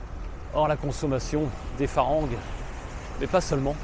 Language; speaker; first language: French; native; French